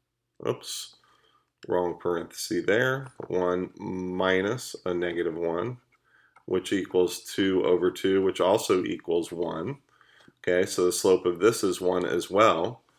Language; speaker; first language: English; native; English